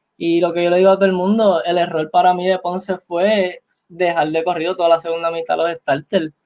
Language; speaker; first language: Spanish; native; Spanish